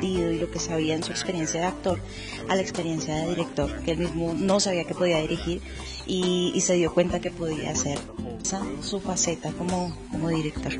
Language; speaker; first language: Spanish; native; Spanish